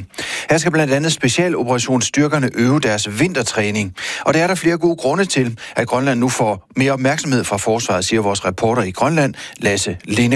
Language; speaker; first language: Danish; native; Danish